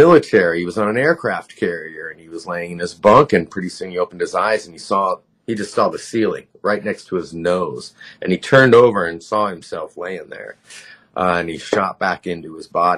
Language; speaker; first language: English; native; English